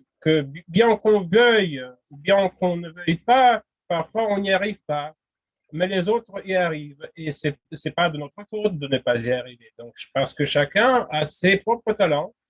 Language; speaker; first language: French; non-native, fluent; Russian